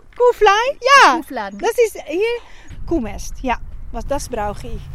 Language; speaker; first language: German; non-native, learner; Dutch